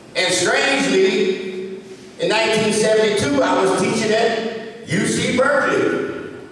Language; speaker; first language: English; native; English